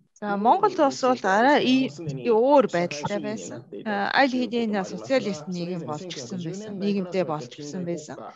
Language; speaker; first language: Mongolian; non-native, fluent; Japanese